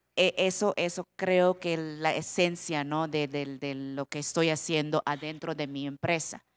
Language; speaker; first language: Spanish; non-native, fluent; Filipino